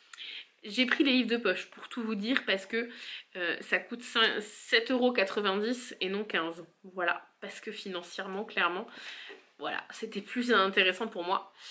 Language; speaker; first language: French; native; French